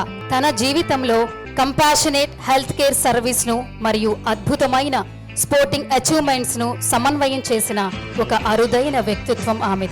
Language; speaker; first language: Telugu; native; Telugu